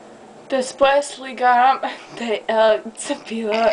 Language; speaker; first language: Spanish; non-native, learner; English